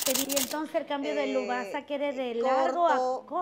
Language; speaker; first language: Spanish; native; Spanish